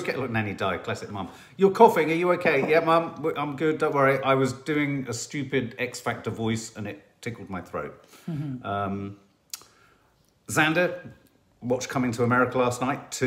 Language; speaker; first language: English; native; English